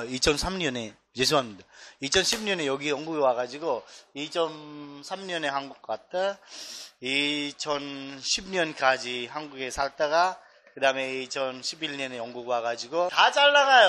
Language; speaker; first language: Korean; non-native, fluent; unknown